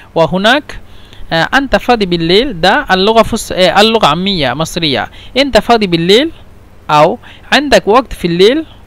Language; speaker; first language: Egyptian Arabic; non-native, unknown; Bangla